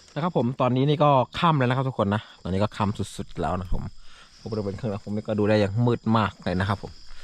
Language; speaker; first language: Thai; non-native, local second language; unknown